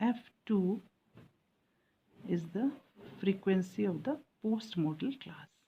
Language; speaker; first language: English; non-native, local second language; Hindi